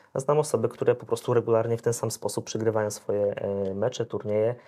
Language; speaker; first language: Polish; native; Polish